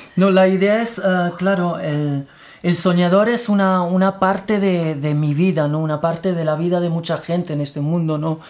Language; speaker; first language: Spanish; early bilingual, other home language; German